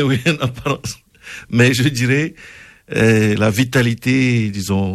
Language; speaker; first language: French; non-native, local second language; Ewe